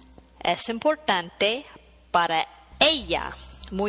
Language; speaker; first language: Spanish; non-native, fluent; English